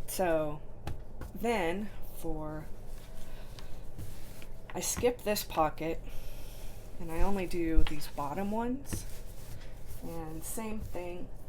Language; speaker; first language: English; native; English